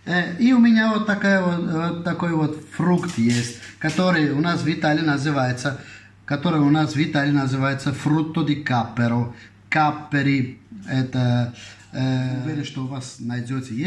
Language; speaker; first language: Russian; non-native, fluent; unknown